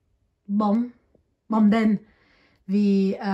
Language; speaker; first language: Vietnamese; non-native, learner; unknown